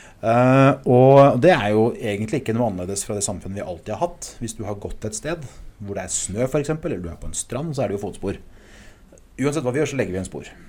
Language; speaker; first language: Norwegian; early bilingual, other home language; English